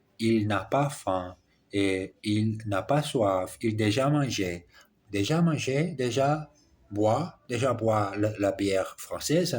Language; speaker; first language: French; non-native, learner; Portuguese